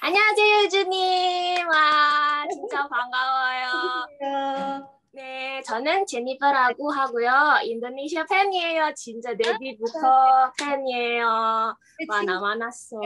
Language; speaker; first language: Korean; non-native, learner; Indonesian